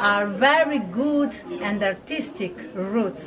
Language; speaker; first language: English; non-native, learner; Italian